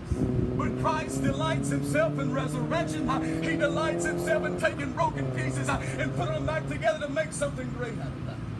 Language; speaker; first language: English; native; English